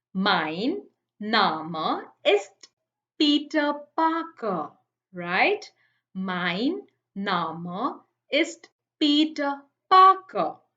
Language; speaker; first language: German; non-native, fluent; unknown